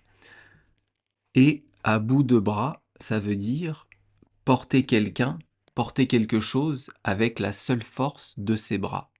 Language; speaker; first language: French; native; French